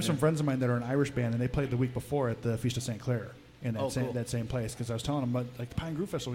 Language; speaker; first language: English; native; English